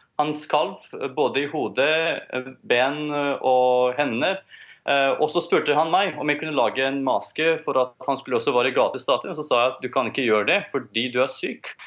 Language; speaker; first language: Norwegian; non-native, fluent; Romanian